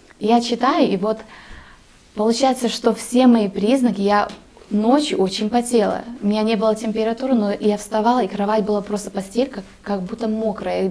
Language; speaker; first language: Russian; early bilingual, heritage; Russian